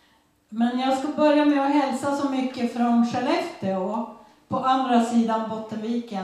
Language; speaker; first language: Swedish; native; Swedish